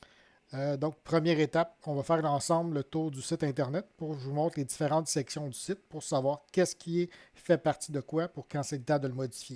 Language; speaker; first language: French; native; French